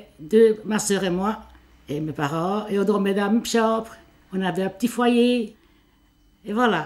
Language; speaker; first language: French; early bilingual, other home language; Italian